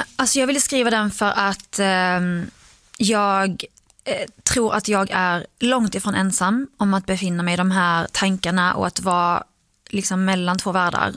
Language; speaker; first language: Swedish; early bilingual, other home language; Arabic